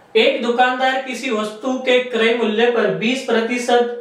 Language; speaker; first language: Hindi; non-native, local second language; Marathi